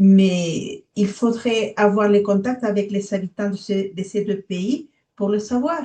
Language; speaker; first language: French; non-native, fluent; Spanish